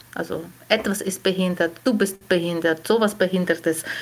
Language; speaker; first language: German; non-native, fluent; Ukrainian